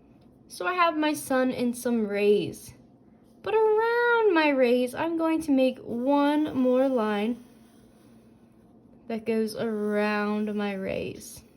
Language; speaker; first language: English; native; English